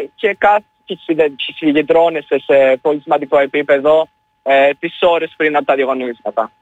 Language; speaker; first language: Greek; early bilingual, other home language; Albanian